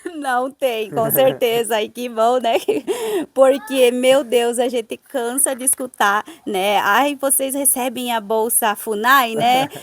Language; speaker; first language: Portuguese; native; Portuguese